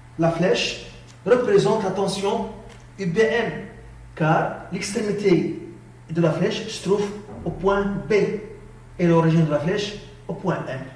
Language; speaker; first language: French; non-native, local second language; Arabic